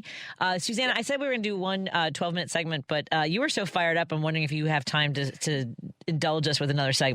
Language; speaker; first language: English; native; English